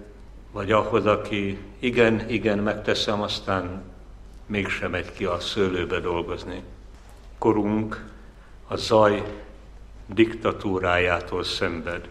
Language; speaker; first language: Hungarian; native; Hungarian